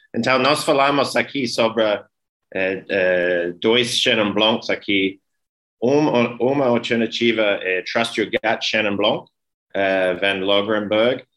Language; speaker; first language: Portuguese; non-native, learner; English